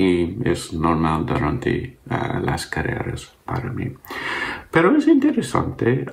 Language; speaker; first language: Spanish; non-native, learner; English